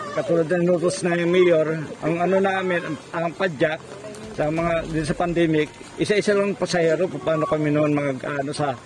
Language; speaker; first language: Filipino; native; Filipino